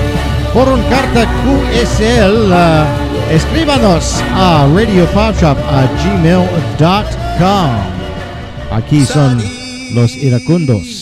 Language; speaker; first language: Spanish; non-native, learner; English